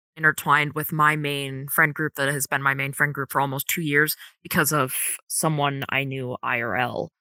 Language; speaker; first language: English; native; English